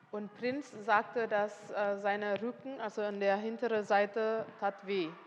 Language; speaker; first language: German; non-native, learner; Indonesian